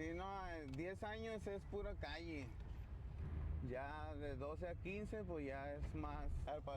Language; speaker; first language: Spanish; native; Spanish